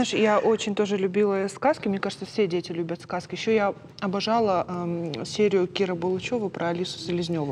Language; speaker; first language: Russian; native; Russian